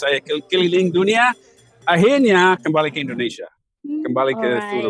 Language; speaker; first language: Indonesian; non-native, fluent; English